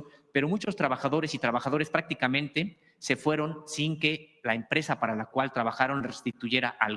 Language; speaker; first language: Spanish; native; Spanish